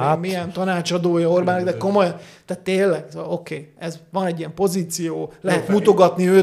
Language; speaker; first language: Hungarian; native; Hungarian